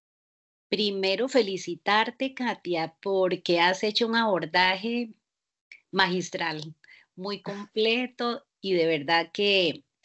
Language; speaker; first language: Spanish; native; Spanish